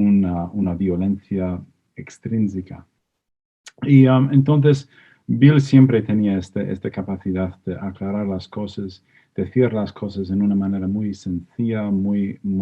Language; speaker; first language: Spanish; non-native, fluent; English